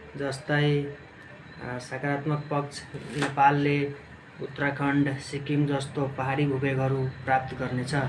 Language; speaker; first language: Nepali; native; Nepali